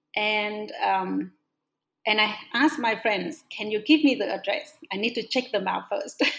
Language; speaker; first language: English; non-native, fluent; Vietnamese